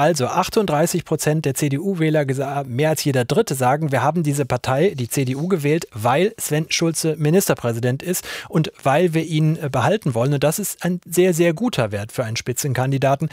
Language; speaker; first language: German; native; German